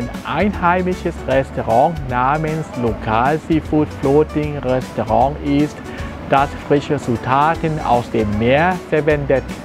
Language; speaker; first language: German; non-native, fluent; Thai